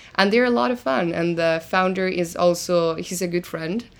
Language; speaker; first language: English; non-native, fluent; Spanish